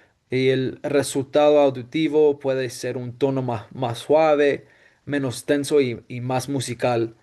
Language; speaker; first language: Spanish; non-native, fluent; English